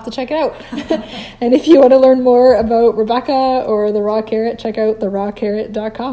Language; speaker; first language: English; native; English